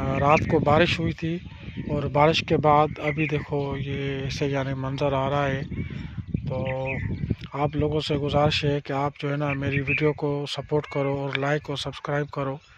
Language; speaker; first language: Urdu; non-native, local second language; Sindhi